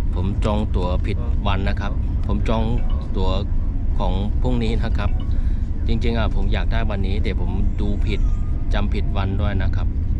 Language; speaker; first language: Thai; non-native, fluent; Chinese